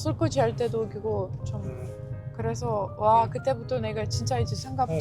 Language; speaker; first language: Korean; non-native, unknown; Ukrainian